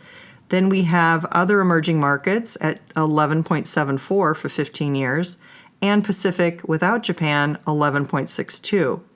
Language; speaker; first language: English; native; English